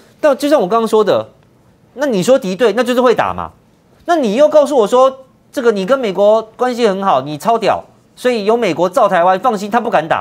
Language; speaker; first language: Chinese; native; Chinese